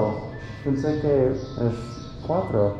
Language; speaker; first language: Spanish; non-native, learner; English